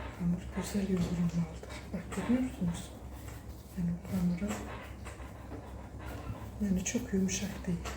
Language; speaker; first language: Turkish; early bilingual, heritage; Turkish